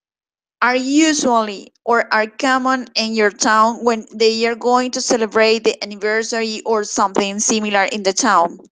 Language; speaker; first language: English; non-native, fluent; Spanish